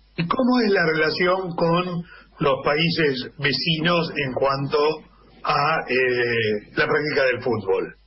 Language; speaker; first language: Spanish; native; Spanish